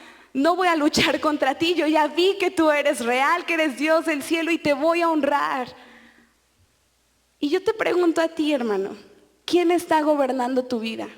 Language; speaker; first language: Spanish; native; Spanish